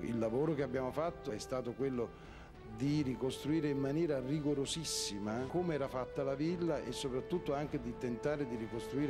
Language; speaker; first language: Italian; native; Italian